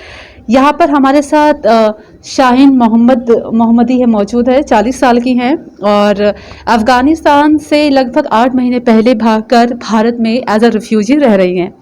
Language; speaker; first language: Hindi; native; Hindi